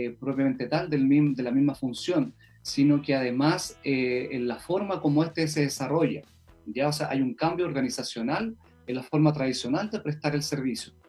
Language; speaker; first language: Spanish; native; Spanish